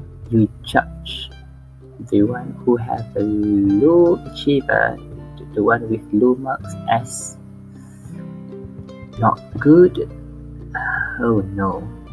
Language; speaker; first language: English; non-native, local second language; Malay